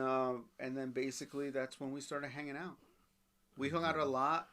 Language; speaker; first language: English; native; English